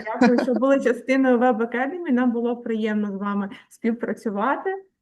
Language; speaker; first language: Ukrainian; native; Ukrainian